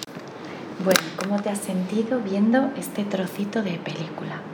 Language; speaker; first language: Spanish; native; Spanish